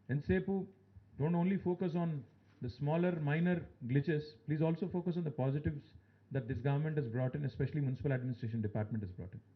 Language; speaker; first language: English; non-native, local second language; Telugu